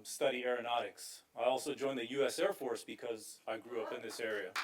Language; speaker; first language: English; native; English